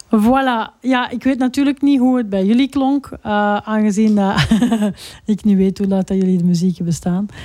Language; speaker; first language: Dutch; native; Dutch